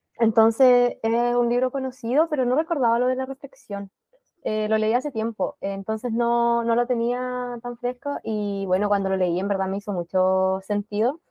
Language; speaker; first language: Spanish; native; Spanish